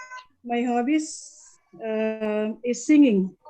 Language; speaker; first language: English; non-native, learner; Indonesian